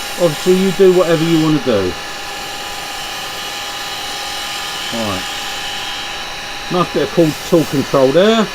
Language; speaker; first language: English; native; English